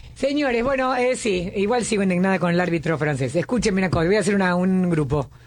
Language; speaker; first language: Spanish; native; Spanish